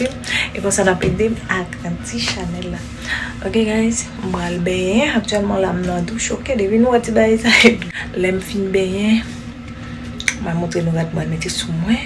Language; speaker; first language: French; non-native, learner; Haitian Creole